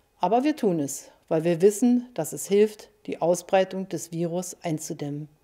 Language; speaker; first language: German; native; German